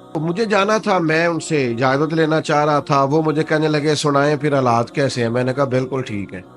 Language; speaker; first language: Urdu; non-native, local second language; Punjabi